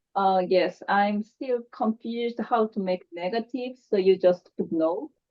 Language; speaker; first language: English; non-native, learner; Korean